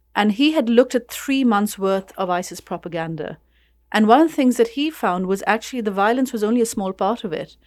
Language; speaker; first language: English; non-native, local second language; Urdu